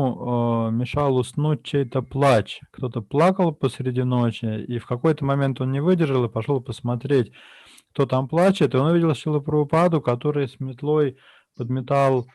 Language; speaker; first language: Russian; native; Russian